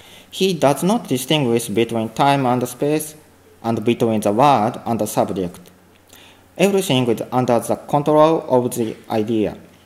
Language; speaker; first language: English; non-native, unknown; Japanese